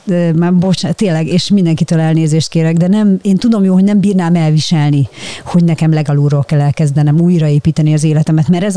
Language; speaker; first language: Hungarian; native; Hungarian